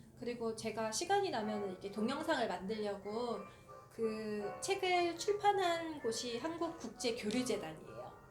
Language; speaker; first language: Korean; native; Korean